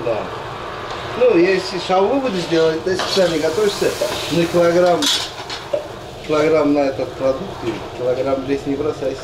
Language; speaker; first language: Russian; non-native, local second language; Uzbek